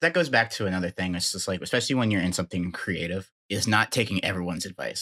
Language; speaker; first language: English; native; English